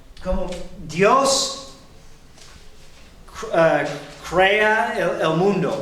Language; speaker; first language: Spanish; non-native, fluent; English